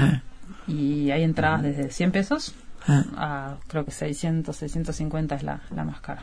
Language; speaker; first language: Spanish; native; Spanish